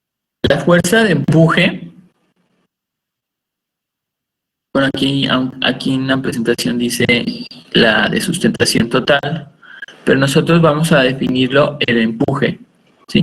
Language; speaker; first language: Spanish; native; Spanish